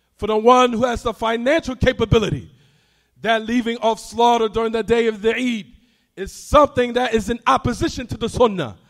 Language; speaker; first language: English; native; English